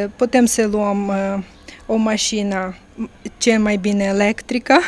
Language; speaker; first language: Romanian; non-native, fluent; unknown